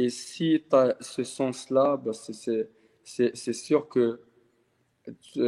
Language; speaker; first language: French; non-native, local second language; Arabic